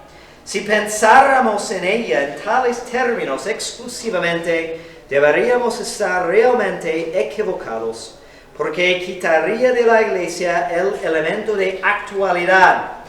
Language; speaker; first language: Spanish; non-native, fluent; English